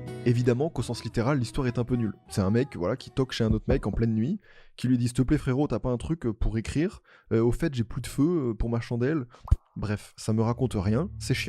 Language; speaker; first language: French; native; French